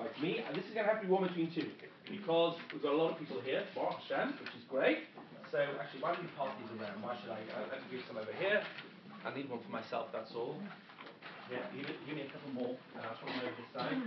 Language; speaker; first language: English; native; English